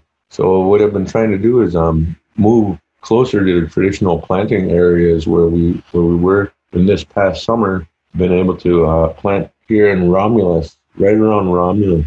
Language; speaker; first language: English; native; English